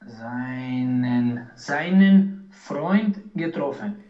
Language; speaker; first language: German; non-native, learner; Romanian